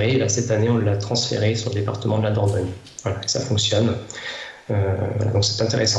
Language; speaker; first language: French; native; French